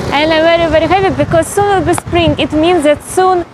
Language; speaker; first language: English; non-native, learner; Ukrainian